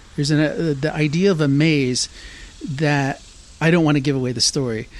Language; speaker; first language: English; native; English